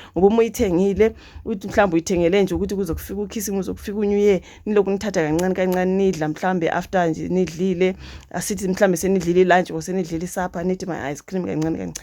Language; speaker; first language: Zulu; native; Zulu